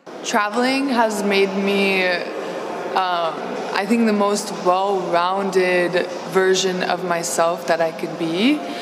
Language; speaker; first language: English; early bilingual, other home language; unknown